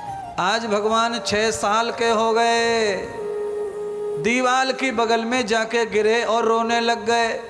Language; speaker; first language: Hindi; native; Hindi